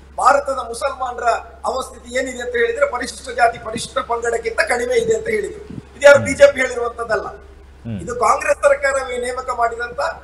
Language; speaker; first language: Kannada; non-native, local second language; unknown